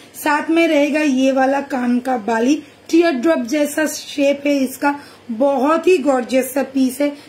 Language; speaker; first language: Hindi; non-native, local second language; Bangla